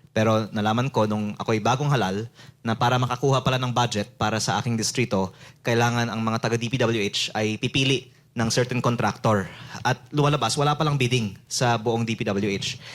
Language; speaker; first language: Filipino; native; Filipino